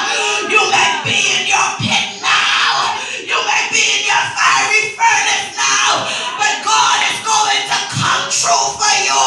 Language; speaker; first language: English; native; English